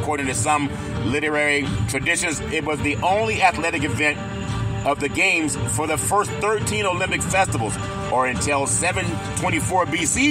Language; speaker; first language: English; native; English